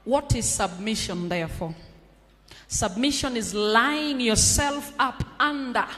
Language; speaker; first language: English; non-native, local second language; Swahili